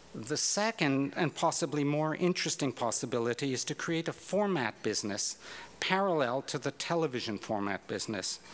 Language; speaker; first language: English; native; English